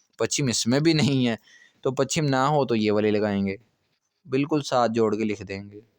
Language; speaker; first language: Urdu; non-native, local second language; Punjabi